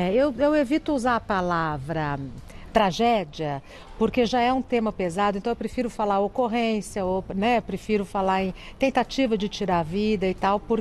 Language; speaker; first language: Portuguese; native; Portuguese